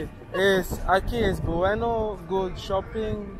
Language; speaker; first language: Spanish; non-native, learner; English